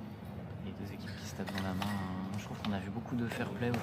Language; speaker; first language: French; native; French